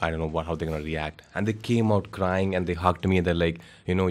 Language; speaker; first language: English; non-native, local second language; Hindi